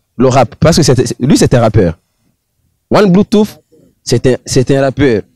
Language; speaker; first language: French; non-native, local second language; Rundi